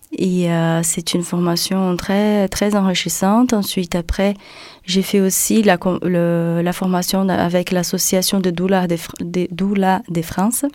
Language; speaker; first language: French; non-native, fluent; Portuguese